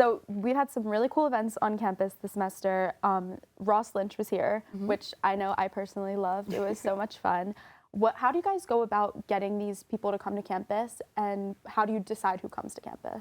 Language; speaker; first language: English; native; English